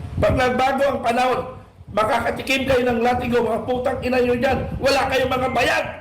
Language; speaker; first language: Filipino; native; Filipino